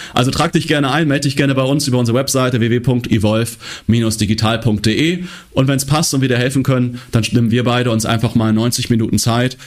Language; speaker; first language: German; native; German